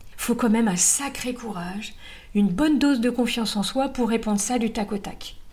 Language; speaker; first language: French; native; French